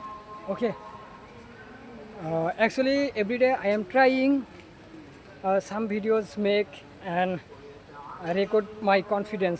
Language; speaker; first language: English; non-native, learner; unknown